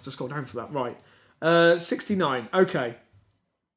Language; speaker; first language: English; native; English